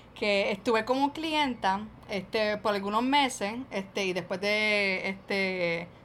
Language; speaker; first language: Spanish; early bilingual, heritage; Spanish